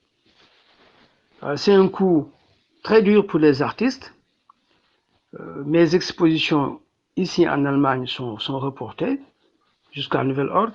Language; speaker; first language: French; non-native, local second language; Wolof